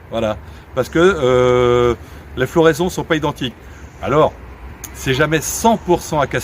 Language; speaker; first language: French; native; French